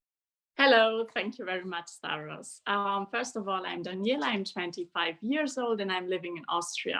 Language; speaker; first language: English; non-native, fluent; German